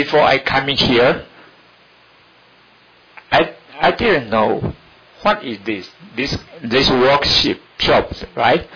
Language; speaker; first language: English; non-native, learner; Min Nan Chinese